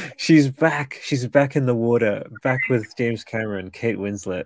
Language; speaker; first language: English; early bilingual, other home language; Italian